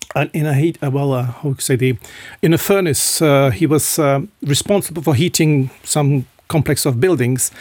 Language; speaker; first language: English; non-native, fluent; Czech